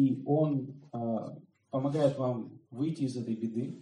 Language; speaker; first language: Russian; native; Russian